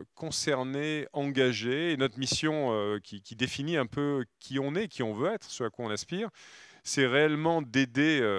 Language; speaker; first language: French; native; French